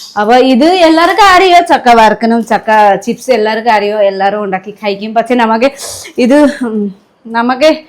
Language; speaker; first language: Malayalam; non-native, fluent; Nepali